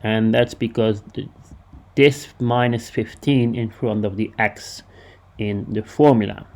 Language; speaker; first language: English; non-native, fluent; Dutch